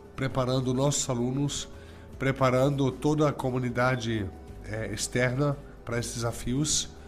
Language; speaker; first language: Portuguese; non-native, fluent; German